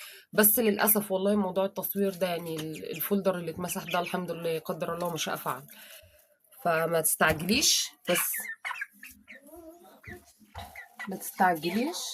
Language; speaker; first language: Arabic; native; Arabic